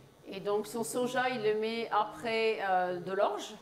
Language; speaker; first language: French; native; French